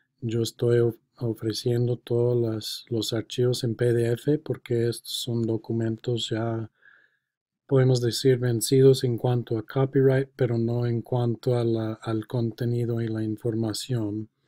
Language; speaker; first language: Spanish; non-native, fluent; English